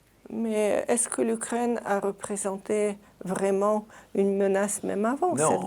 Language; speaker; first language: French; non-native, fluent; Russian